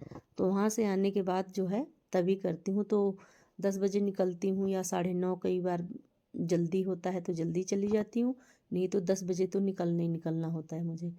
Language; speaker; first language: Hindi; native; Hindi